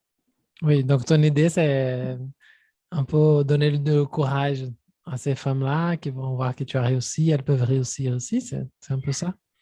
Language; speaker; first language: French; non-native, fluent; Portuguese